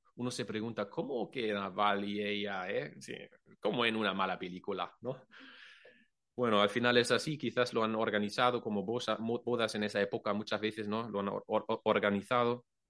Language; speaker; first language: Spanish; non-native, fluent; German